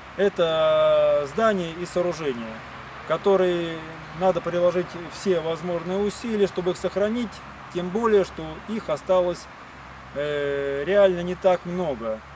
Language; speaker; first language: Russian; native; Russian